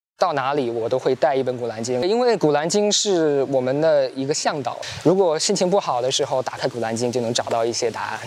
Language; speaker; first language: Chinese; native; Chinese